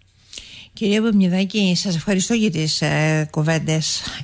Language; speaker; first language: Greek; native; Greek